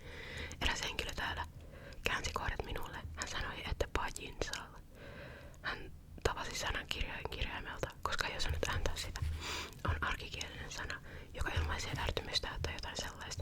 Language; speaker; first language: Finnish; native; Finnish